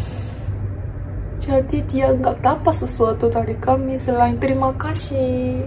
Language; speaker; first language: Indonesian; non-native, fluent; Korean